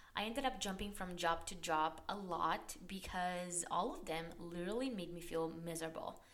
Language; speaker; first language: English; non-native, fluent; Portuguese